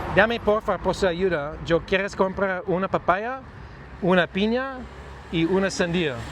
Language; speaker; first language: Spanish; non-native, learner; English